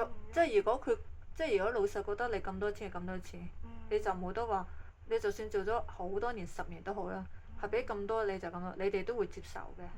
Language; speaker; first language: Cantonese; native; Cantonese